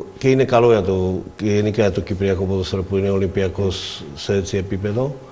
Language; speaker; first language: Greek; non-native, fluent; Slovak